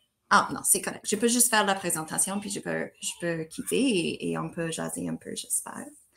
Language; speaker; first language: French; non-native, fluent; English